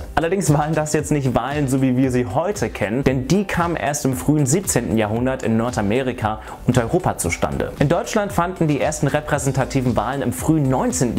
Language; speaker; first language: German; native; German